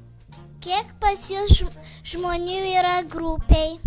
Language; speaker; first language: Lithuanian; early bilingual, heritage; Lithuanian